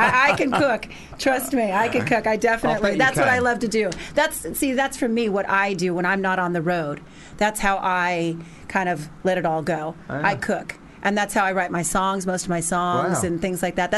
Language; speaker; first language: English; native; English